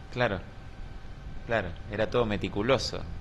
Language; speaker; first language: Spanish; native; Spanish